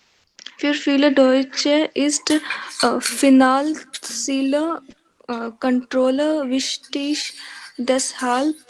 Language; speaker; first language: German; non-native, learner; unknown